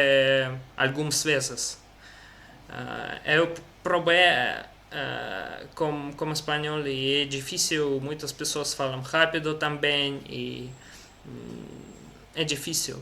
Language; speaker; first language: Portuguese; non-native, learner; Russian